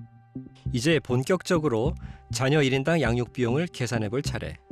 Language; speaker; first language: Korean; native; Korean